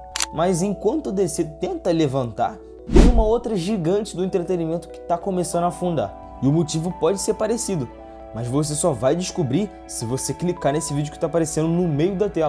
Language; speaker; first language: Portuguese; native; Portuguese